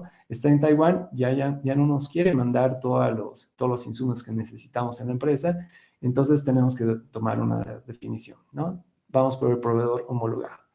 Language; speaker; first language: Spanish; native; Spanish